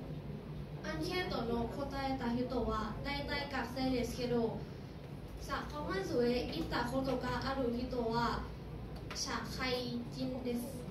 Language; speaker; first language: Japanese; non-native, learner; Thai